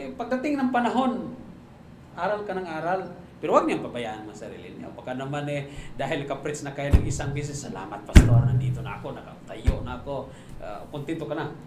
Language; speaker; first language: Filipino; non-native, local second language; Cebuano